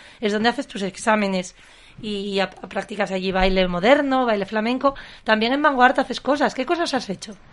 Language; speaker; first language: Spanish; native; Spanish